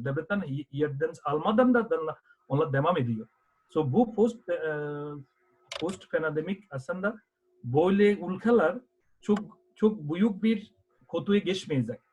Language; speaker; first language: Turkish; non-native, fluent; Bangla